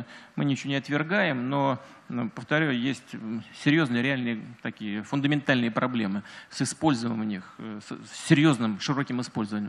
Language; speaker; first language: Russian; native; Russian